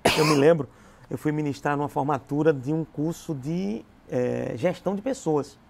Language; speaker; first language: Portuguese; native; Portuguese